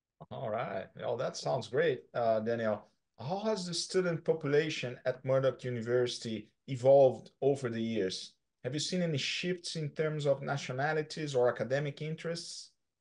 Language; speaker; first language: English; non-native, fluent; Portuguese